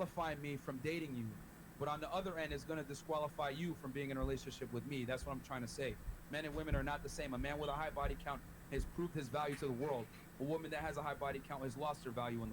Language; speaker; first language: English; native; English